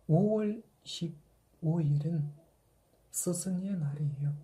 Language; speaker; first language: Korean; non-native, fluent; Kazakh